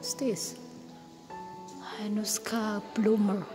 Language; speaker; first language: English; non-native, learner; Indonesian